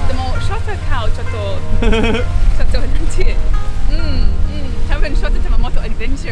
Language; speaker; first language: Japanese; non-native, learner; English